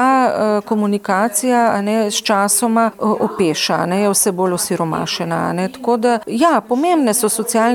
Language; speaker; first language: Slovenian; native; Slovenian